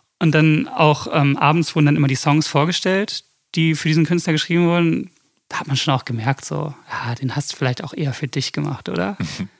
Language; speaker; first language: German; early bilingual, other home language; English